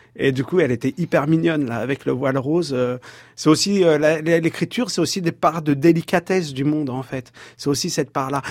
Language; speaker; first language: French; native; French